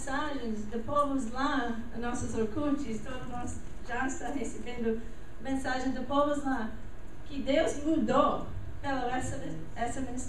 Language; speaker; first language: Portuguese; non-native, learner; English